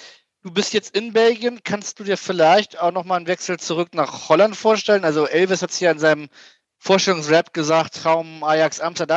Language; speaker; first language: German; native; German